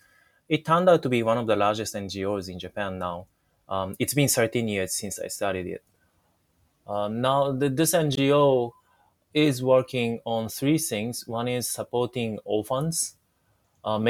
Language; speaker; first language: English; non-native, fluent; Japanese